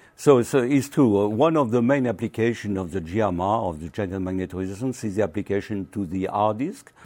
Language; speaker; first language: English; non-native, learner; French